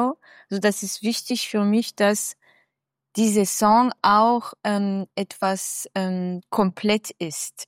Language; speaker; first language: German; non-native, learner; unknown